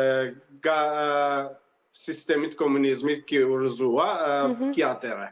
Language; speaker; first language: Albanian; early bilingual, heritage; Albanian